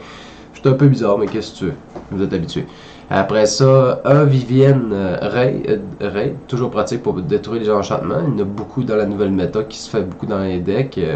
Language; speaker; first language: French; native; French